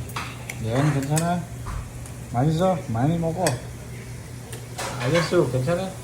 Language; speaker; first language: Korean; non-native, learner; Khmer